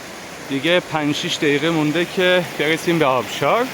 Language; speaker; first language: Persian; native; Persian